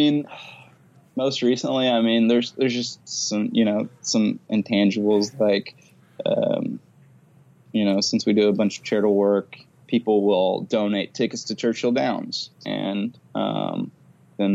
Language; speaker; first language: English; native; English